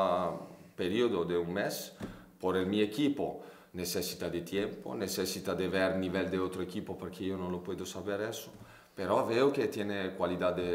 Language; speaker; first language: Spanish; non-native, fluent; Italian